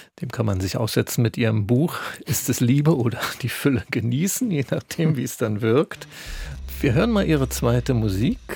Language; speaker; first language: German; native; German